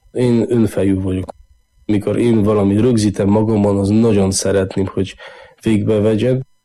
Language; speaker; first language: Hungarian; non-native, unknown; Polish